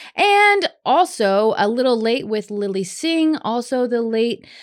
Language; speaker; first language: English; native; English